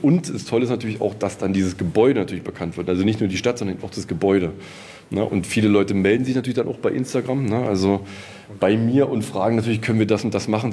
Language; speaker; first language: German; native; German